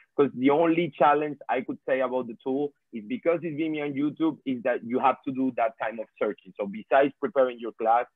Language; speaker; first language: English; non-native, fluent; Spanish